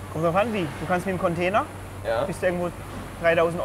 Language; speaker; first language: German; early bilingual, other home language; Polish